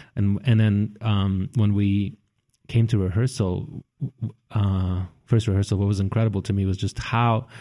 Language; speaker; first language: English; early bilingual, other home language; Russian